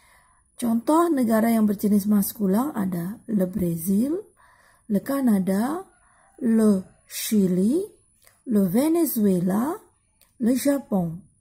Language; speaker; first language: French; non-native, learner; Indonesian